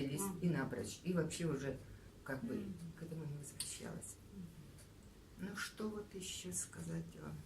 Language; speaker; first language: Russian; native; Russian